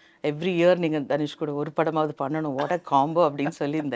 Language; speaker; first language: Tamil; non-native, local second language; Telugu